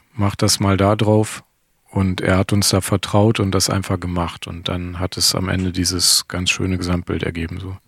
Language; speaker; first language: German; native; German